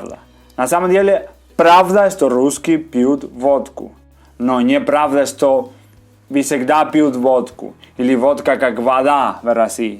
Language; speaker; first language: Russian; non-native, learner; Spanish